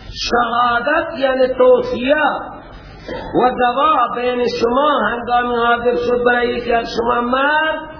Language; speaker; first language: Persian; non-native, local second language; Baluchi